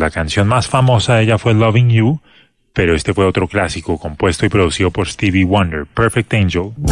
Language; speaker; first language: Spanish; native; Spanish